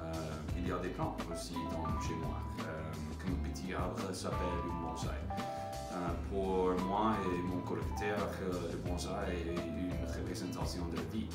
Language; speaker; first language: French; non-native, learner; English